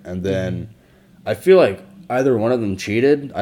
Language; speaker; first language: English; native; English